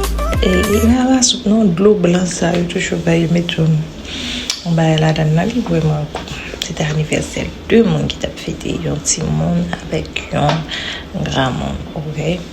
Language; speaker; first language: French; non-native, learner; Haitian Creole